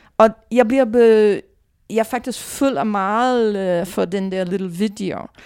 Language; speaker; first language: Danish; non-native, fluent; English